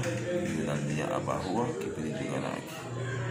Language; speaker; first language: Spanish; non-native, learner; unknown